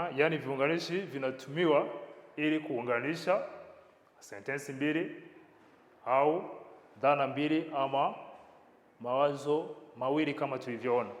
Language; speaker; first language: Swahili; non-native, local second language; Kinyarwanda